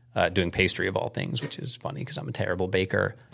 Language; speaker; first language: English; native; English